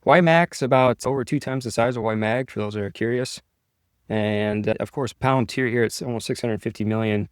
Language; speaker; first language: English; native; English